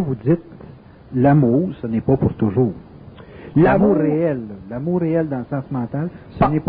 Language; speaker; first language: French; native; French